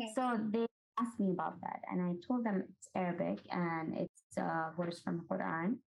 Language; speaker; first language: English; non-native, local second language; Urdu